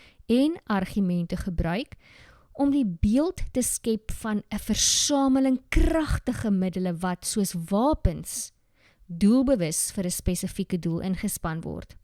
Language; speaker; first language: Afrikaans; native; Afrikaans